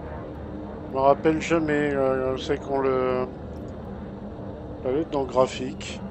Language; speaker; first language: French; native; French